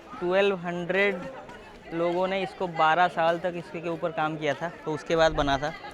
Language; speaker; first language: Hindi; non-native, local second language; Odia